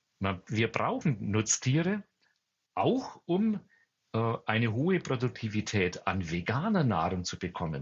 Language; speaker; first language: German; native; German